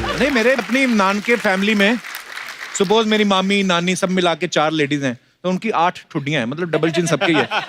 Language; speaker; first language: Hindi; non-native, local second language; Punjabi